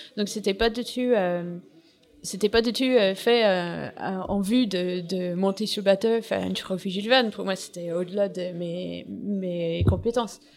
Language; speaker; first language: French; non-native, fluent; English